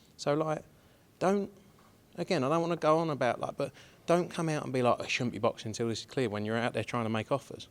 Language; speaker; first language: English; native; English